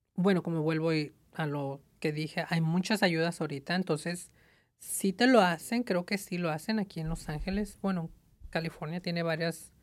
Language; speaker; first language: Spanish; early bilingual, heritage; Spanish